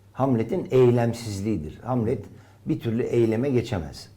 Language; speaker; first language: Turkish; native; Turkish